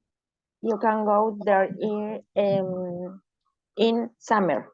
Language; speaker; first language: English; non-native, learner; Spanish